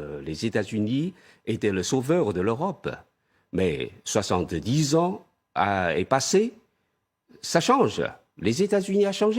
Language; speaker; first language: French; non-native, fluent; Chinese